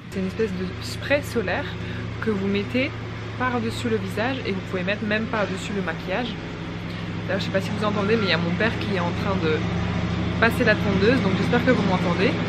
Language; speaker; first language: French; native; French